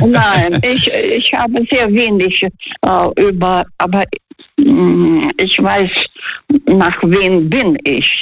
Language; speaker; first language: German; early bilingual, heritage; Russian